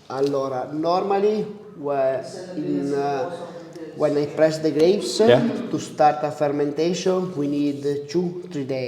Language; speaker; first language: English; non-native, learner; Italian